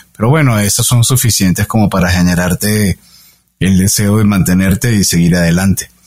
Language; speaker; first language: Spanish; native; Spanish